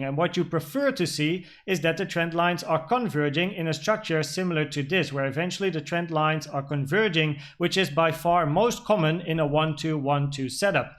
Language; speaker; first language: English; non-native, fluent; Dutch